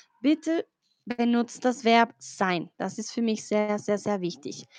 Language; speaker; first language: German; non-native, fluent; Spanish